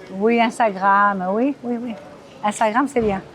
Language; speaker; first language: French; non-native, fluent; Portuguese